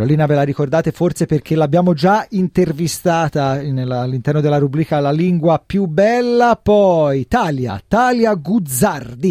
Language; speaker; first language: Italian; native; Italian